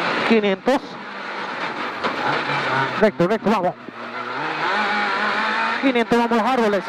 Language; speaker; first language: Spanish; native; Spanish